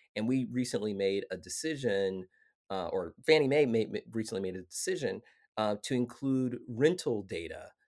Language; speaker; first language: English; native; English